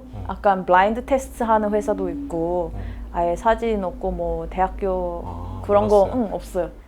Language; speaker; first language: Korean; non-native, fluent; Malay